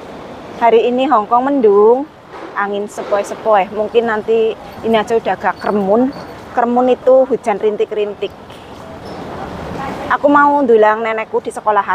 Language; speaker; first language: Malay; non-native, local second language; Javanese